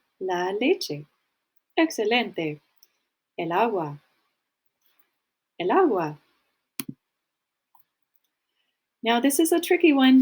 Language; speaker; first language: Spanish; non-native, fluent; English